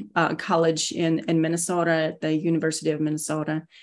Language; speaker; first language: English; non-native, fluent; Russian